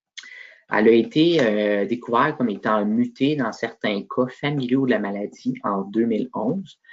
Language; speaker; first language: French; native; French